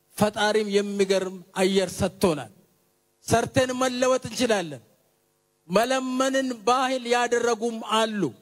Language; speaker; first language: Amharic; non-native, local second language; Oromo